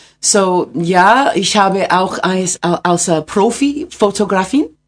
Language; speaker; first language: German; non-native, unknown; English